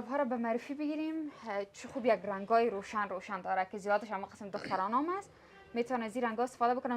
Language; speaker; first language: Persian; native; Persian